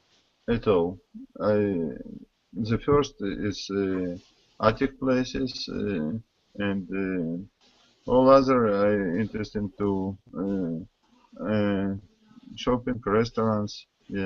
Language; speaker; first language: English; non-native, learner; Russian